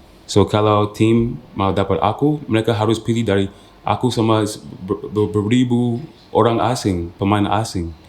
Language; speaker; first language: Indonesian; non-native, fluent; English